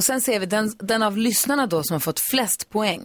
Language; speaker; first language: Swedish; native; Swedish